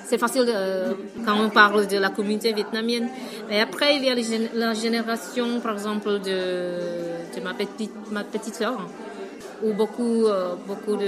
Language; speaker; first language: French; non-native, fluent; Vietnamese